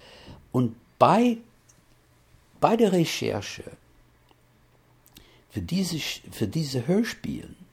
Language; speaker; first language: German; non-native, fluent; English